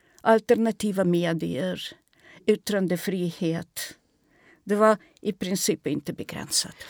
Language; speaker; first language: Swedish; non-native, fluent; Russian